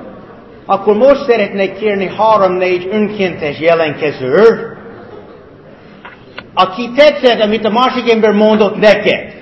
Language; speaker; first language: Hungarian; non-native, fluent; English